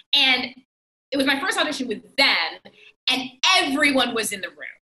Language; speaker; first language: English; native; English